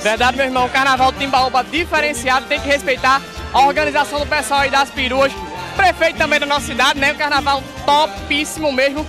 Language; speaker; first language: Portuguese; native; Portuguese